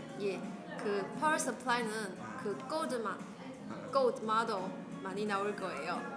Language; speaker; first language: Korean; non-native, learner; Chinese